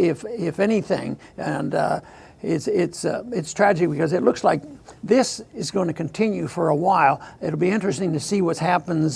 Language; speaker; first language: English; native; English